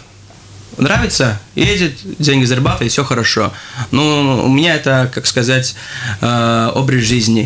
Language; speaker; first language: Russian; non-native, local second language; Latvian